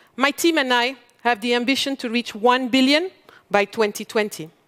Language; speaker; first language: English; non-native, fluent; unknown